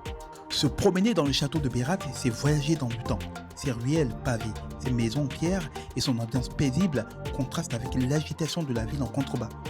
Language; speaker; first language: French; native; French